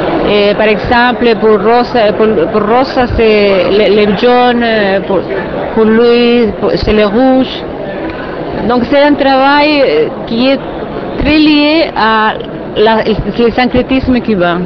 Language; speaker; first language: French; non-native, fluent; Spanish